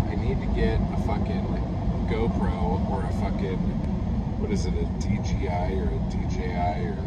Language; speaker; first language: English; native; English